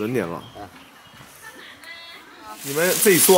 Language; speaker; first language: Chinese; early bilingual, heritage; Chinese